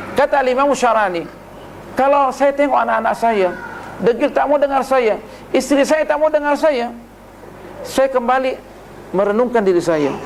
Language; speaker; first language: Malay; non-native, local second language; Buginese